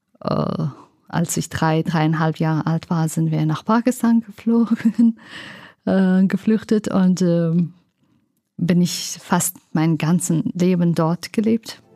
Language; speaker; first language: German; non-native, learner; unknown